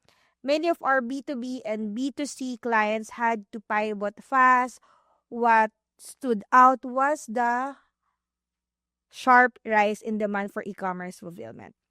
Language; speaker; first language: English; non-native, local second language; Filipino